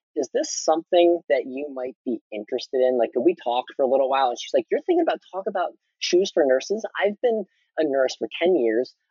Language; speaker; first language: English; native; English